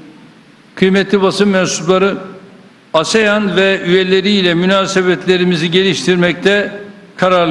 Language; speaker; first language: Turkish; native; Turkish